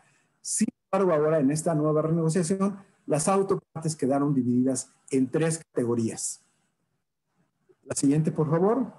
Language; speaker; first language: Spanish; native; Spanish